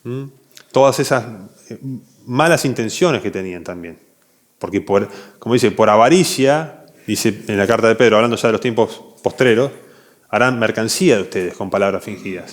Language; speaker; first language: Spanish; native; Spanish